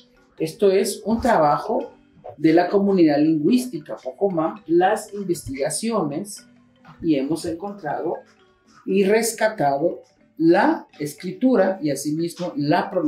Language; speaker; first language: Spanish; non-native, local second language; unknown